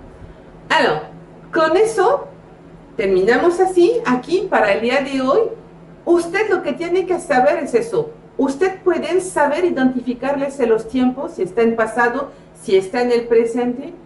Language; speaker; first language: Spanish; non-native, fluent; French